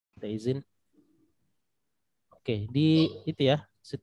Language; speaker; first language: Indonesian; native; Indonesian